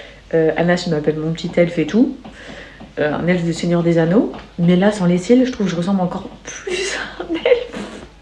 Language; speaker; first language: French; native; French